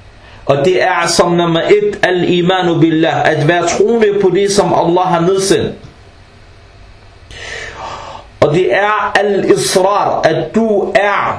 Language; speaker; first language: Danish; early bilingual, other home language; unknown